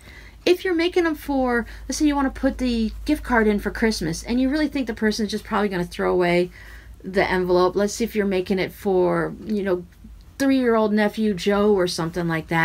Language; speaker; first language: English; native; English